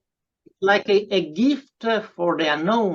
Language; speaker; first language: English; non-native, fluent; Italian